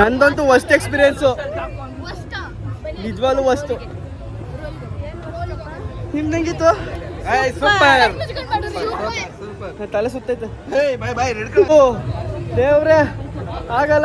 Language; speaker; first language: Kannada; native; Kannada